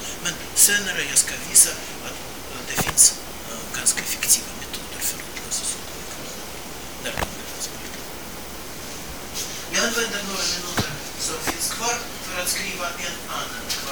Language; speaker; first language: Swedish; non-native, fluent; Russian